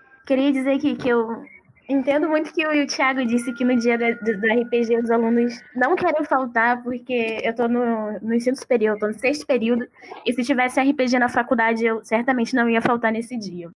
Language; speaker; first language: Portuguese; native; Portuguese